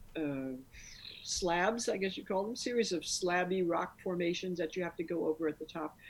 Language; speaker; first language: English; native; English